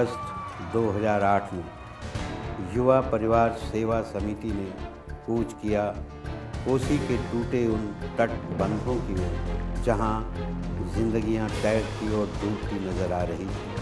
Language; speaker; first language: Hindi; native; Hindi